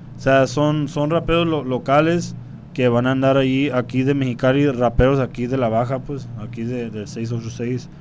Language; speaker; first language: Spanish; early bilingual, heritage; Spanish